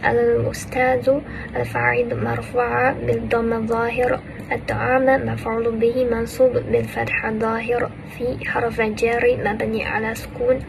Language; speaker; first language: Arabic; non-native, learner; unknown